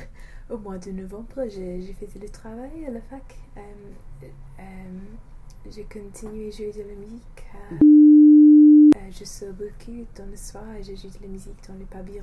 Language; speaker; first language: French; non-native, fluent; English